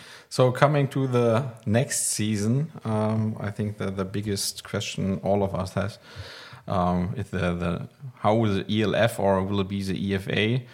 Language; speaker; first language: English; non-native, learner; German